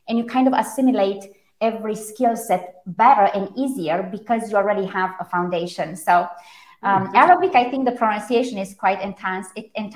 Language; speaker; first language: English; non-native, fluent; Romanian